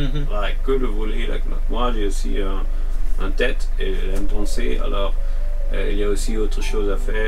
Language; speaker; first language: French; non-native, fluent; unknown